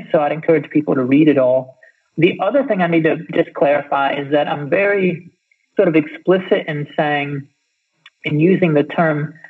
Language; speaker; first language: English; native; English